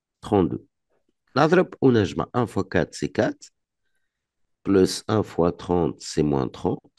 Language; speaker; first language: French; non-native, local second language; Arabic